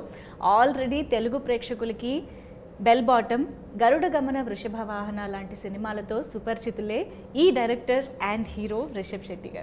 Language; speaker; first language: Telugu; native; Telugu